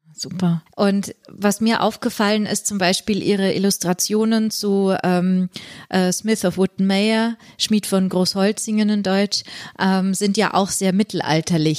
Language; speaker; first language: German; native; German